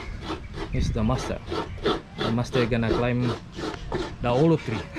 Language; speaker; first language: English; non-native, learner; Filipino